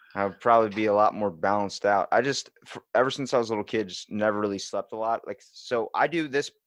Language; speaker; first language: English; native; English